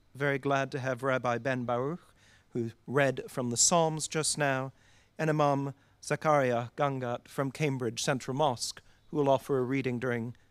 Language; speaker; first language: English; native; English